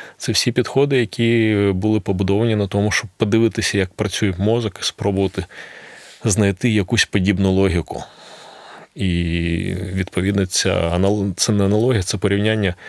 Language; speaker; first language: Ukrainian; non-native, local second language; Russian